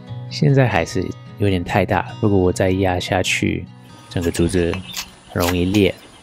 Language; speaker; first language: Chinese; non-native, fluent; English